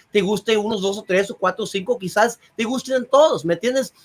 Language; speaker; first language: Spanish; early bilingual, heritage; Spanish